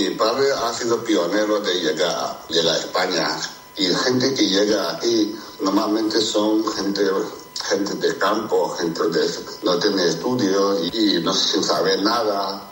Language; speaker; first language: Spanish; non-native, fluent; Chinese